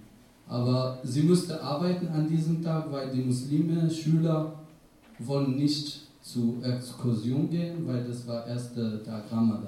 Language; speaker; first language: German; non-native, fluent; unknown